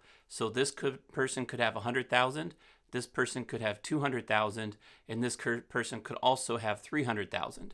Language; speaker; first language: English; native; English